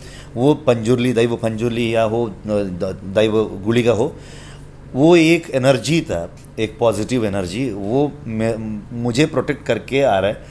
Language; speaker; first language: Hindi; non-native, local second language; Kannada